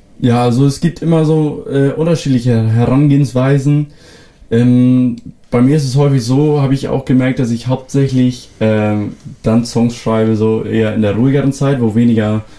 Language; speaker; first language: German; non-native, local second language; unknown